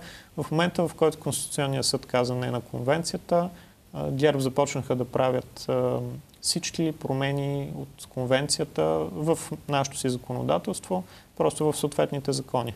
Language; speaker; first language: Bulgarian; native; Bulgarian